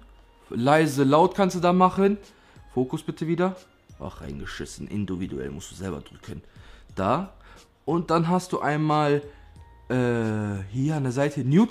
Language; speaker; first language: German; native; German